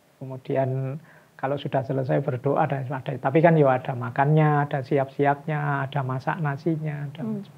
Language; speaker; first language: Indonesian; non-native, local second language; Javanese